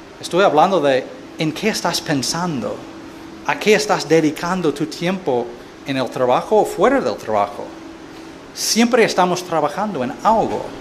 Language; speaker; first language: Spanish; non-native, fluent; English